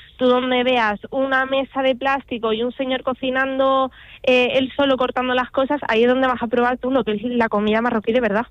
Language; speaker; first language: Spanish; early bilingual, other home language; Arabic